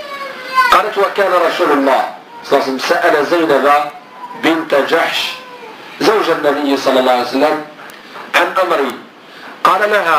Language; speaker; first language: Arabic; native; Arabic